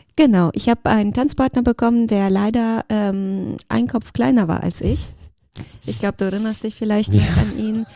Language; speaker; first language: German; early bilingual, other home language; Russian